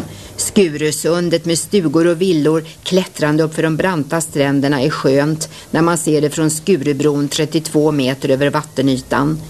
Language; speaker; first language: Swedish; native; Swedish